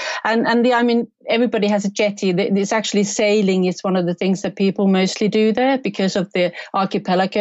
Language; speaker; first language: English; non-native, fluent; Finnish